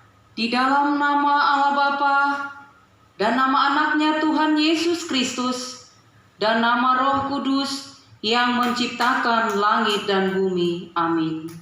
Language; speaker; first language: Indonesian; native; Indonesian